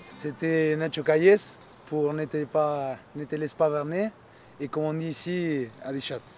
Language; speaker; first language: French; non-native, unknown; Spanish